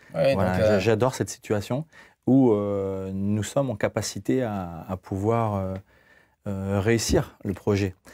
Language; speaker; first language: French; native; French